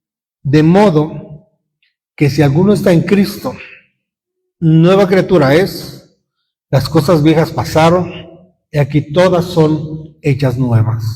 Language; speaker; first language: Spanish; native; Spanish